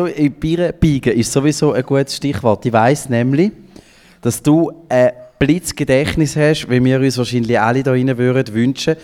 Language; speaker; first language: German; native; German